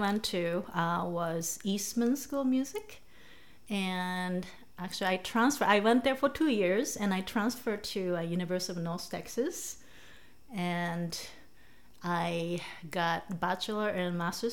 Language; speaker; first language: English; non-native, fluent; Japanese